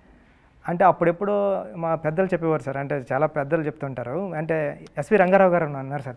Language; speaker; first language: Telugu; native; Telugu